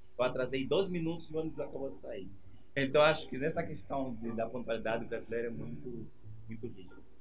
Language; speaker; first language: Portuguese; non-native, fluent; French